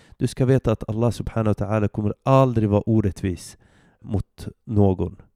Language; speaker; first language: Swedish; early bilingual, other home language; Arabic